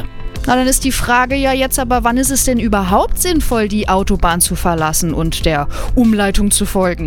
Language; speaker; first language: German; native; German